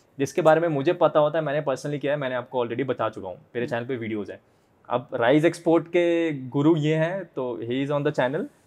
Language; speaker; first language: Hindi; native; Hindi